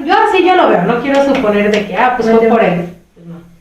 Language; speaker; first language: Spanish; native; Spanish